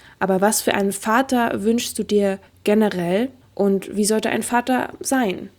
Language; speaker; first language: German; native; German